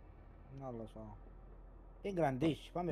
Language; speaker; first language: Italian; native; Italian